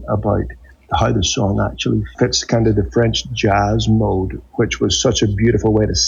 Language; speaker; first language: English; native; English